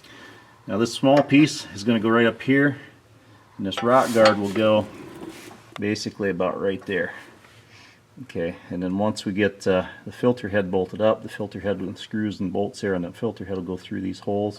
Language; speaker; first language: English; native; English